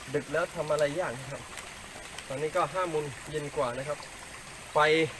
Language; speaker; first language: Thai; non-native, local second language; Pattani Malay